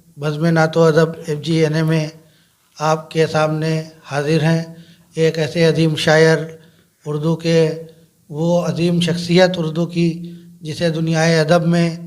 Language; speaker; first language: Urdu; native; Urdu